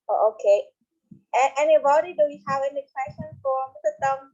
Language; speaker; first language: English; non-native, learner; Vietnamese